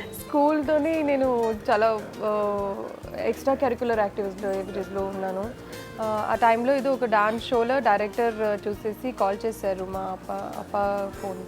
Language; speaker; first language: Telugu; non-native, local second language; Kannada